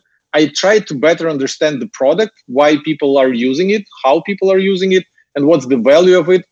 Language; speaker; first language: English; non-native, fluent; Russian